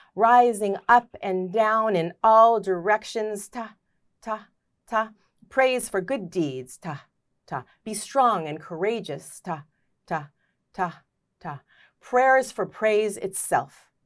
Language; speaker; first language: English; native; English